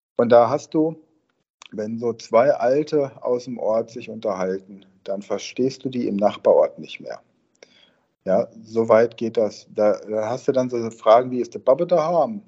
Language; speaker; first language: German; native; German